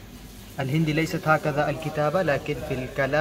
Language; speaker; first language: Arabic; non-native, fluent; Pashto